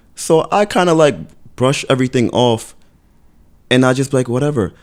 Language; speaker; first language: English; native; English